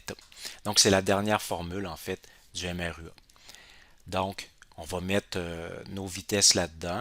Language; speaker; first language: French; native; French